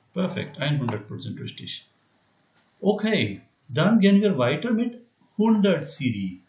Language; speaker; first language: German; non-native, learner; Hindi